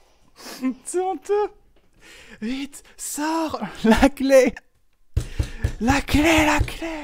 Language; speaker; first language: French; native; French